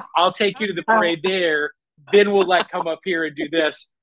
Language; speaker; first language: English; native; English